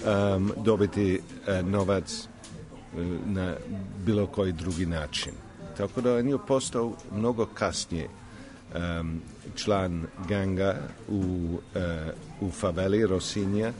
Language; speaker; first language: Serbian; non-native, fluent; English